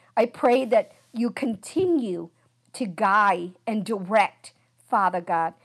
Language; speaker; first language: English; early bilingual, other home language; Vietnamese